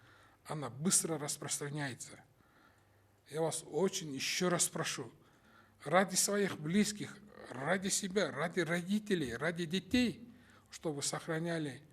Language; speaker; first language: Russian; non-native, local second language; Kyrgyz